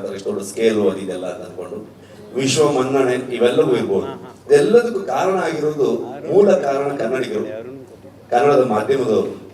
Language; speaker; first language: Kannada; native; Kannada